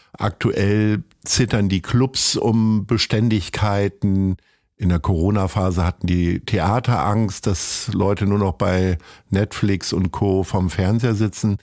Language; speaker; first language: German; native; German